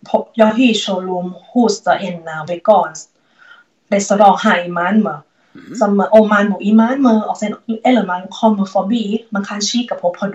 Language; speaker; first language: Swedish; non-native, learner; Thai